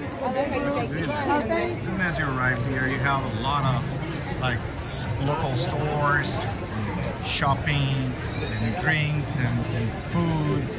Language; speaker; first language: English; non-native, fluent; Portuguese